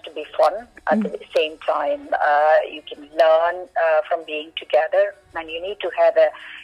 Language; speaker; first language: English; non-native, local second language; Malayalam